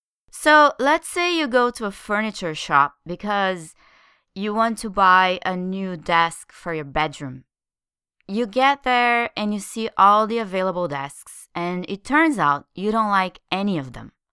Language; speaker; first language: English; non-native, fluent; Portuguese